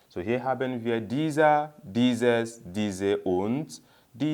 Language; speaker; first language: German; non-native, fluent; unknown